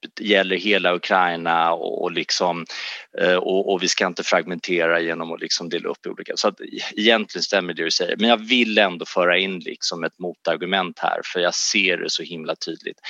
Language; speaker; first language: Swedish; native; Swedish